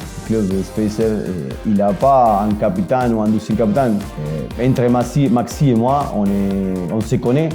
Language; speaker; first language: French; non-native, fluent; Spanish